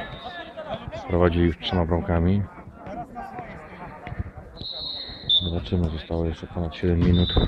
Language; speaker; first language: Polish; native; Polish